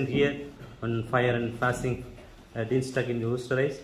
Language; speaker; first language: German; non-native, learner; Tamil